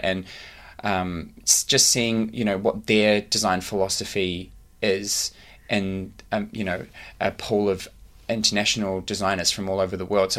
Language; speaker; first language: English; native; English